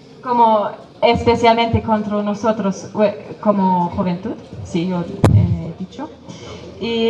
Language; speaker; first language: Spanish; non-native, fluent; Kurdish